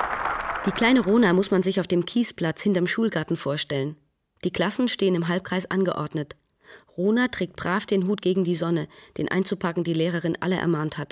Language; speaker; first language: German; native; German